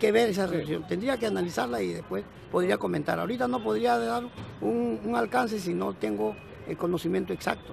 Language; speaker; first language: Spanish; native; Spanish